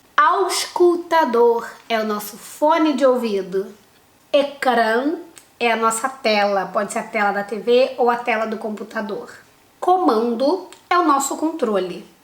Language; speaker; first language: Portuguese; native; Portuguese